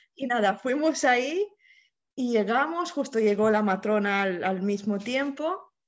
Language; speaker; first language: Spanish; non-native, fluent; Romanian